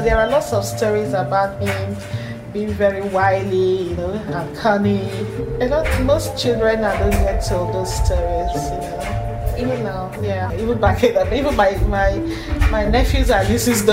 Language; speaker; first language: English; non-native, local second language; Igbo